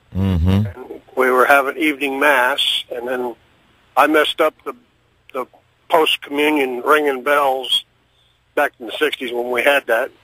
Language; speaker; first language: English; native; English